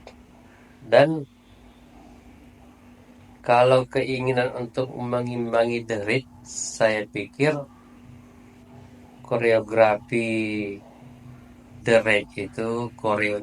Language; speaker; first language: Indonesian; native; Indonesian